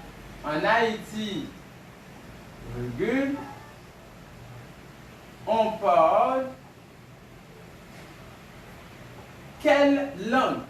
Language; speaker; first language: French; non-native, local second language; Haitian Creole